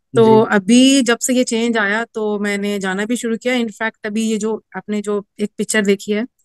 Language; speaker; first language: Hindi; native; Hindi